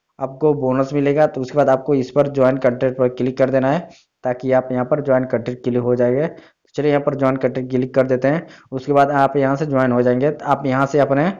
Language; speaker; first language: Hindi; native; Hindi